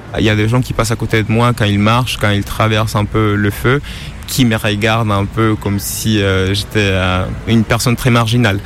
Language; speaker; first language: French; non-native, fluent; Spanish